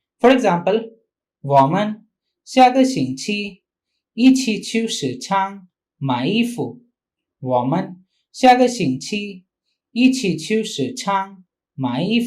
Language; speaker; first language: Chinese; non-native, fluent; Hindi